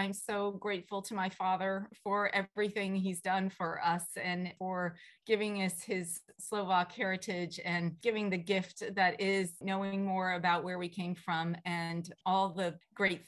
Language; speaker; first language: English; native; English